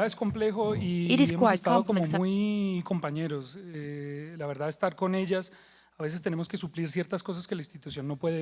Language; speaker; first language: Spanish; native; Spanish